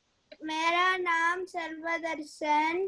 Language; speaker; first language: Hindi; non-native, learner; Tamil